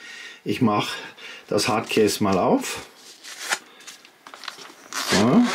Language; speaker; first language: German; native; German